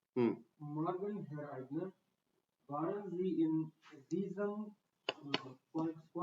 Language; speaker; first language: German; non-native, learner; Hindi